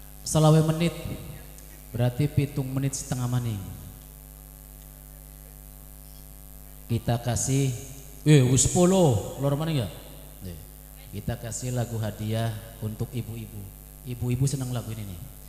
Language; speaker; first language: Malay; non-native, local second language; Javanese